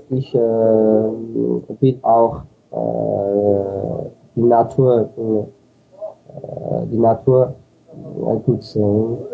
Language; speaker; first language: German; non-native, learner; Armenian